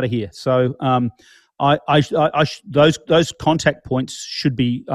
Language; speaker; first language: English; native; English